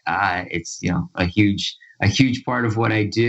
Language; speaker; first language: English; native; English